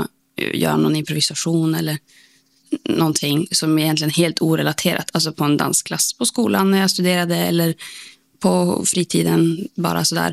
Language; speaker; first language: Swedish; native; Swedish